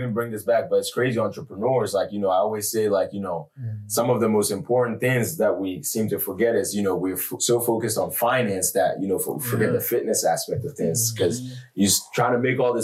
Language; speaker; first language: English; non-native, local second language; Akan